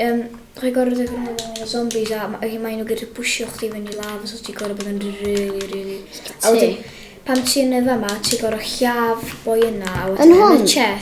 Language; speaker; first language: Welsh; native; Welsh